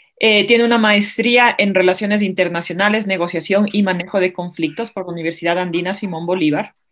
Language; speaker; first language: Spanish; native; Spanish